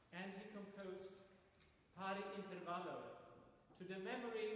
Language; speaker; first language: English; non-native, fluent; Swedish